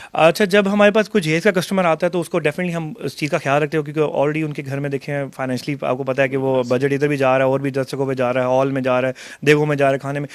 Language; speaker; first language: Urdu; non-native, local second language; Punjabi